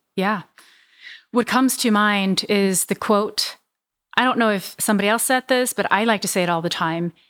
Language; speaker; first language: English; non-native, fluent; Vietnamese